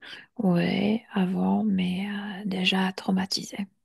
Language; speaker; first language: French; non-native, fluent; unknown